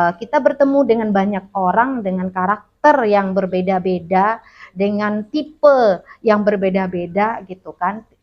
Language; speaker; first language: Indonesian; non-native, local second language; Minangkabau